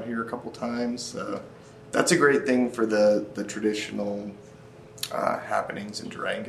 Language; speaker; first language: English; native; English